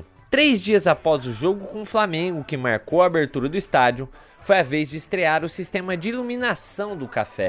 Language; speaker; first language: Portuguese; native; Portuguese